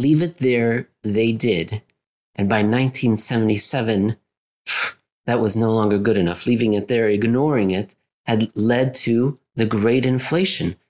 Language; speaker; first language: English; native; English